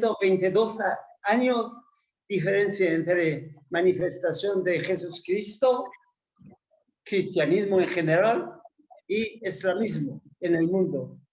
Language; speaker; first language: Spanish; non-native, learner; Persian